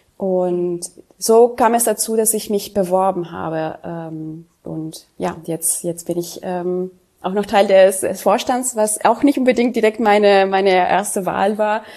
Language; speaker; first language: German; non-native, fluent; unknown